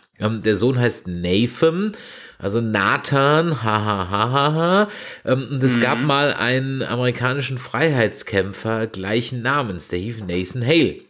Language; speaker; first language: German; native; German